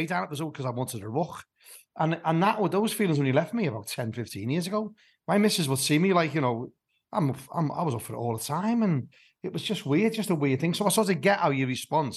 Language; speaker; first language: English; native; English